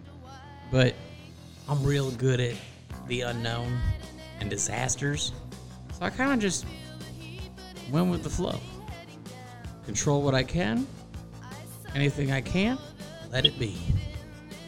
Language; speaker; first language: English; native; English